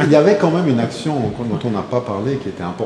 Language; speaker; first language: French; native; French